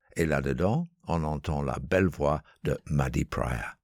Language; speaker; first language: French; non-native, fluent; English